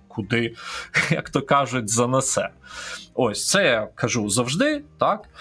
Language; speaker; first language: Ukrainian; non-native, local second language; Russian